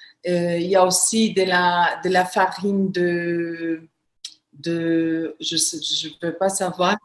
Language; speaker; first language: French; non-native, fluent; Portuguese